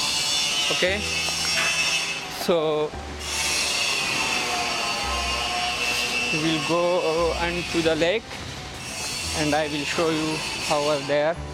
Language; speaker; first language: English; non-native, learner; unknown